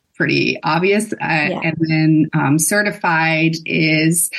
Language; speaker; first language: English; non-native, fluent; Dutch